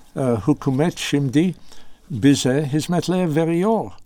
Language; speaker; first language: Turkish; non-native, learner; English